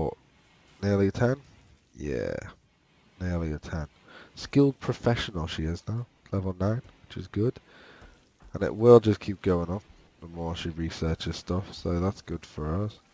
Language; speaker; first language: English; native; English